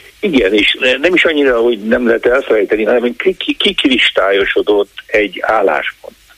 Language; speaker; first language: Hungarian; native; Hungarian